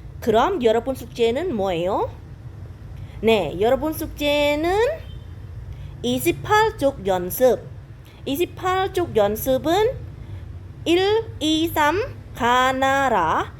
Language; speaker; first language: Korean; non-native, fluent; Khmer